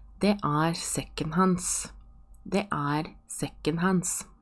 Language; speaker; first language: Norwegian; non-native, fluent; Polish